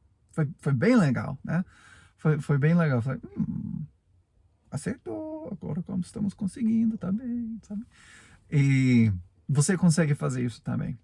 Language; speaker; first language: Portuguese; non-native, fluent; English